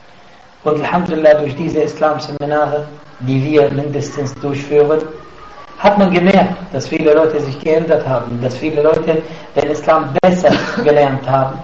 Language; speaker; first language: German; non-native, fluent; Arabic